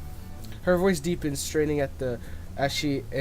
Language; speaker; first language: English; native; English